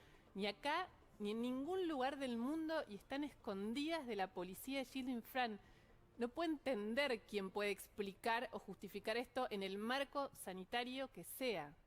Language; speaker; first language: Spanish; native; Spanish